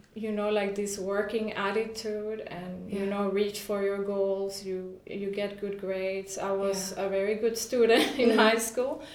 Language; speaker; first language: English; non-native, fluent; Spanish